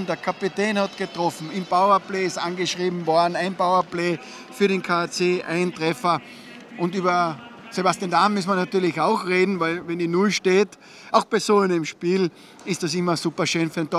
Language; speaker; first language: German; native; German